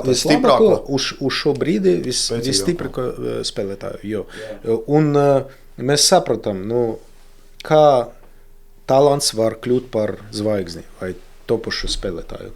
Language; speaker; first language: Latvian; non-native, local second language; Russian